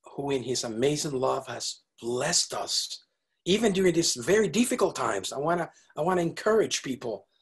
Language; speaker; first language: English; non-native, fluent; Spanish